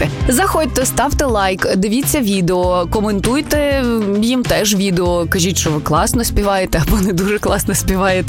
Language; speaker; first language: Ukrainian; native; Ukrainian